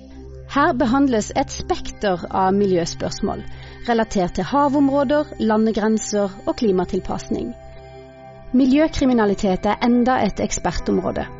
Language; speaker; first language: Norwegian; native; Norwegian